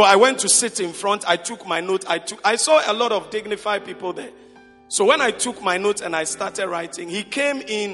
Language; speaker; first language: English; non-native, local second language; Akan